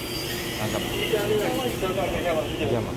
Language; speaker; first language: Chinese; native; Chinese